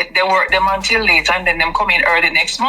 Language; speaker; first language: English; native; English